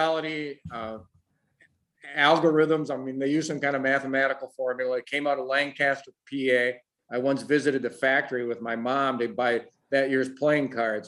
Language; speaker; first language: English; native; English